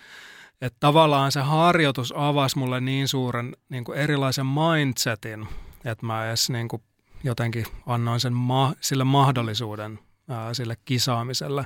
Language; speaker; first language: Finnish; native; Finnish